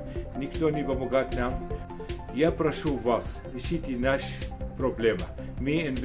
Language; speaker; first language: Russian; non-native, learner; Arabic